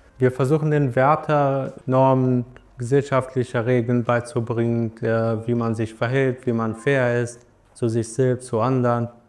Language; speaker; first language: German; non-native, fluent; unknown